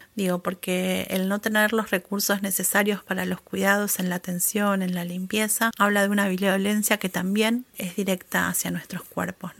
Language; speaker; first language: Spanish; native; Spanish